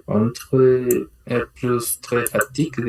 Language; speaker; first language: French; non-native, learner; Spanish